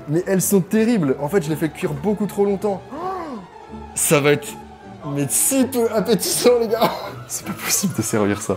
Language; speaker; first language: French; native; French